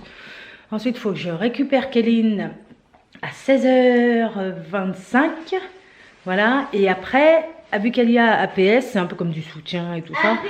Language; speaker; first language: French; native; French